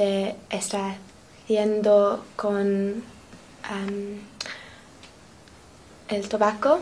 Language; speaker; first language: Spanish; non-native, learner; English